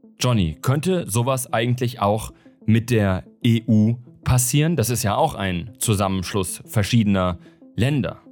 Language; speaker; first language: German; native; German